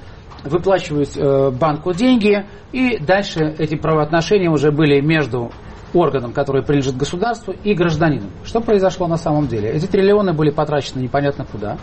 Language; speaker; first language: Russian; native; Russian